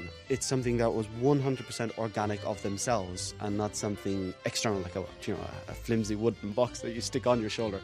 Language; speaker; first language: English; native; English